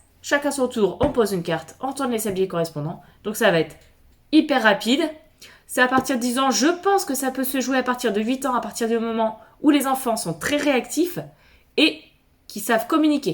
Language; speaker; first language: French; native; French